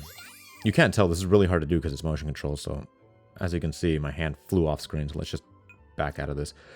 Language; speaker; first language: English; native; English